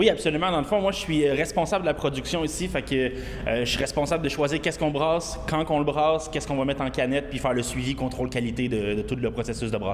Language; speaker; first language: French; native; French